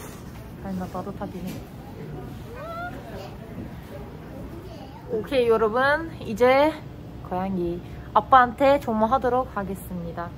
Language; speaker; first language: Korean; non-native, fluent; Turkish